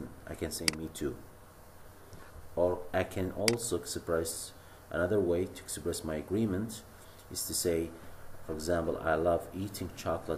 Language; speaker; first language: English; non-native, fluent; Arabic